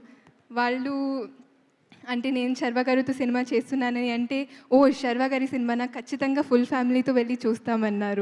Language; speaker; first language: Telugu; non-native, fluent; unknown